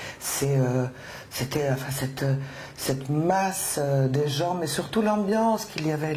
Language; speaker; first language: French; non-native, fluent; Spanish